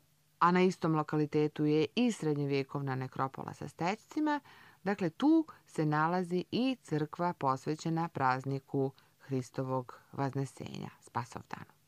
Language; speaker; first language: Croatian; native; Croatian